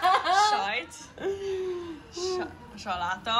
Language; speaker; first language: Hungarian; early bilingual, heritage; English